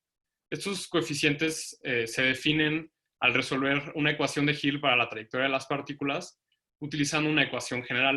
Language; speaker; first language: Spanish; native; Spanish